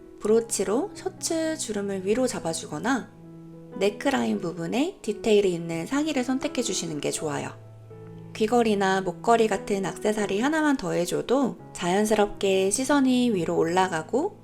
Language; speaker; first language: Korean; native; Korean